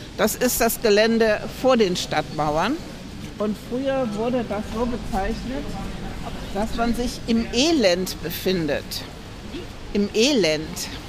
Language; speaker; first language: German; native; German